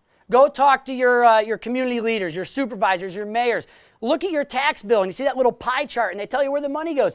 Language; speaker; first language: English; native; English